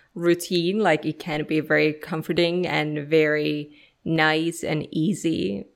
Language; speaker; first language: English; non-native, fluent; Finnish